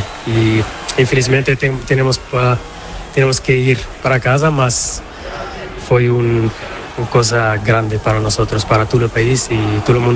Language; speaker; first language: Spanish; non-native, learner; Portuguese